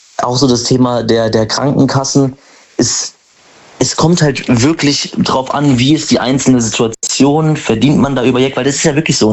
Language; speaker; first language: German; native; German